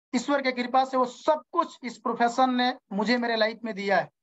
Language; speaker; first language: Hindi; native; Hindi